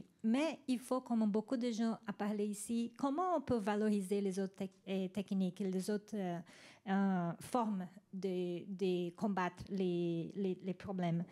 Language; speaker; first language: French; non-native, fluent; Spanish